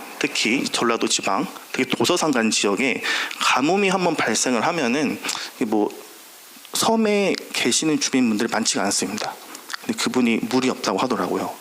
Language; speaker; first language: Korean; native; Korean